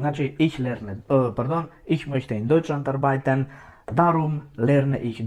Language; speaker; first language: German; non-native, fluent; Macedonian